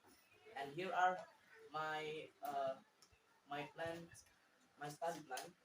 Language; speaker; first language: English; non-native, learner; Indonesian